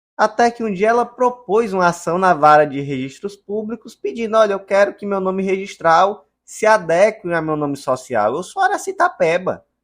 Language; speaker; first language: Portuguese; native; Portuguese